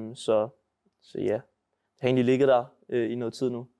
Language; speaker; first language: Danish; native; Danish